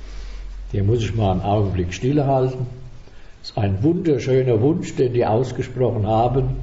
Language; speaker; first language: German; native; German